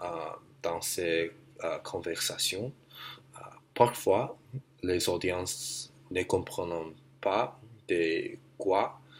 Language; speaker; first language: French; non-native, learner; English